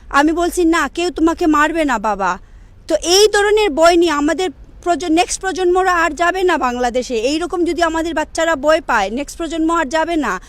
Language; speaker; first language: Bangla; native; Bangla